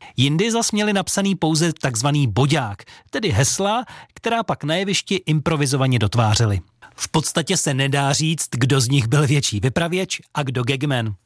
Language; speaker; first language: Czech; native; Czech